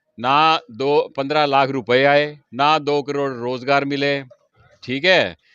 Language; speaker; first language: Hindi; native; Hindi